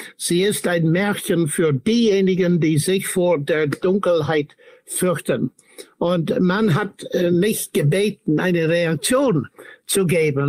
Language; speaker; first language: German; non-native, fluent; English